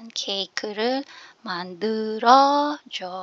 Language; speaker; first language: Korean; non-native, learner; Filipino